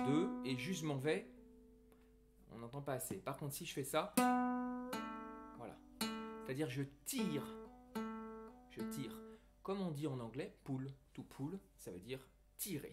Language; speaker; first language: French; native; French